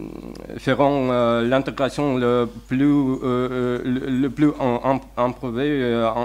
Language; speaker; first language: French; non-native, fluent; Russian